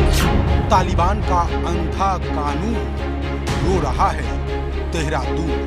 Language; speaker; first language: Hindi; native; Hindi